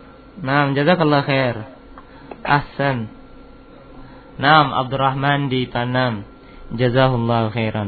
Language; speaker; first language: Arabic; non-native, fluent; Indonesian